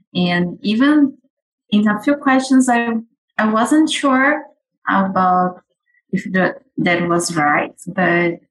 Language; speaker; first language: English; non-native, fluent; Portuguese